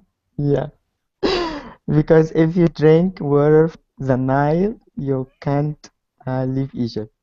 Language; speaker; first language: English; non-native, learner; Arabic